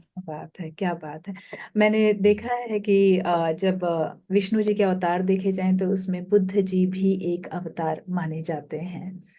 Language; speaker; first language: Hindi; native; Hindi